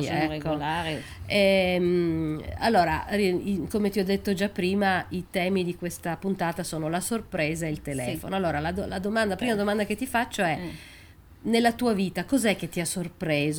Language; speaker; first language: Italian; native; Italian